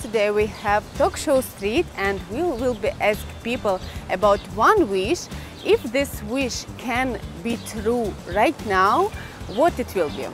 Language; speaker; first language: English; non-native, learner; Russian